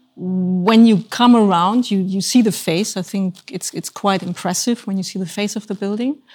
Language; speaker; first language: English; non-native, fluent; German